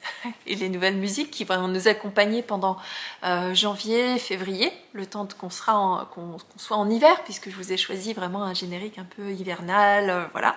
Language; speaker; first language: French; native; French